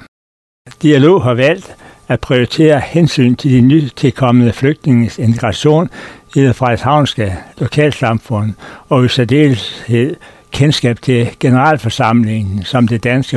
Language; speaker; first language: Danish; native; Danish